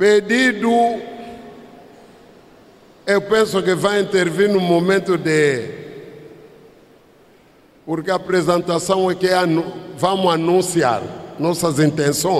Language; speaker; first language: Portuguese; non-native, fluent; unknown